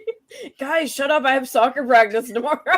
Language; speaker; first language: English; native; English